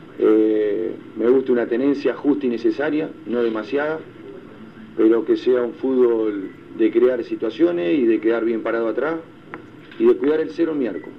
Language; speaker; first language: Spanish; native; Spanish